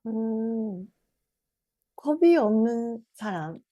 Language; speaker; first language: Korean; non-native, fluent; Japanese